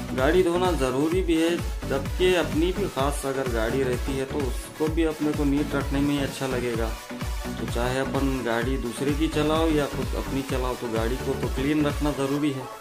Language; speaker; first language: Urdu; native; Urdu